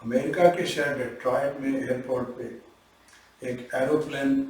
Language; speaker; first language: Hindi; non-native, local second language; Punjabi